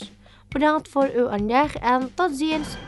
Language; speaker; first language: Dutch; non-native, learner; Indonesian